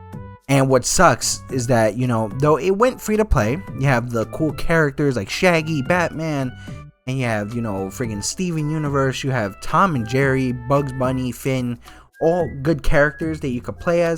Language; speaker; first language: English; native; English